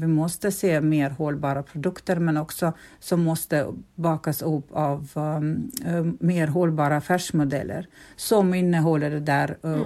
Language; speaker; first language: Swedish; non-native, fluent; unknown